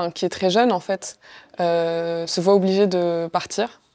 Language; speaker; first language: French; non-native, local second language; Arabic